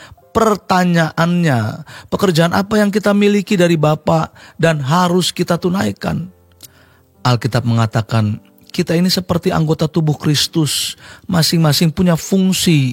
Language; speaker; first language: Indonesian; native; Indonesian